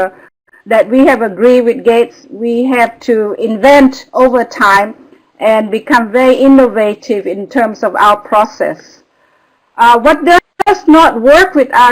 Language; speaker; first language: English; non-native, fluent; Vietnamese